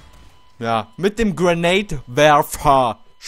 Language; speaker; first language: German; native; German